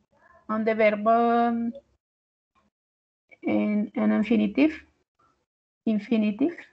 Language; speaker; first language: English; non-native, learner; Spanish